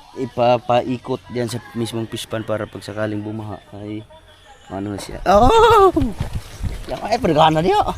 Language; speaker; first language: Filipino; non-native, local second language; Cebuano